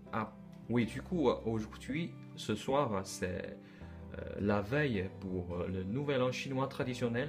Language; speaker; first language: French; non-native, learner; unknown